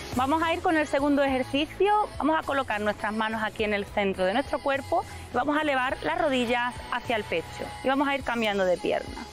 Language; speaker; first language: Spanish; native; Spanish